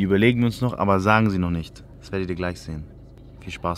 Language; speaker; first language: German; native; German